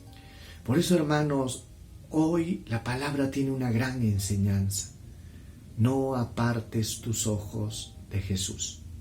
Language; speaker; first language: Spanish; native; Spanish